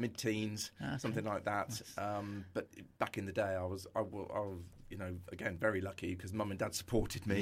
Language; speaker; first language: English; native; English